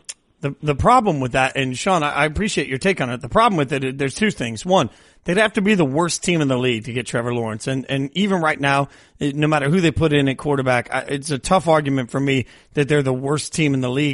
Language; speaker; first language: English; native; English